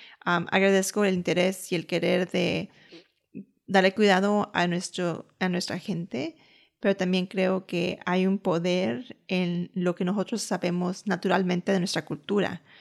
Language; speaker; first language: Spanish; early bilingual, heritage; Spanish